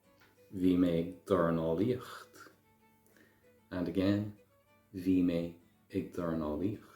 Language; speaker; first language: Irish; non-native, local second language; English